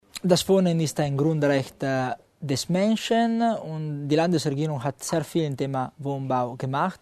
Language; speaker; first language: German; non-native, local second language; Italian